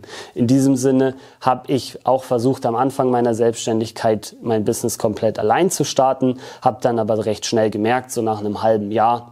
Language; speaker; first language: German; native; German